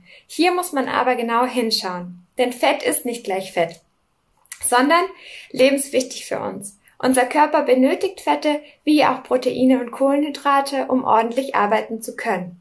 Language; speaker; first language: German; native; German